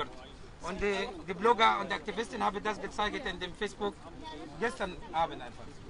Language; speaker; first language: German; non-native, learner; Arabic